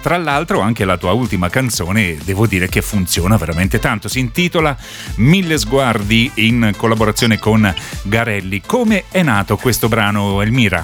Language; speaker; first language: Italian; native; Italian